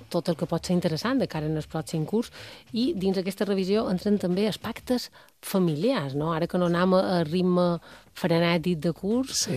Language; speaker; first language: Catalan; native; Catalan